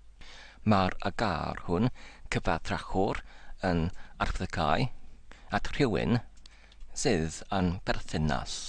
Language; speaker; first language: Welsh; non-native, learner; English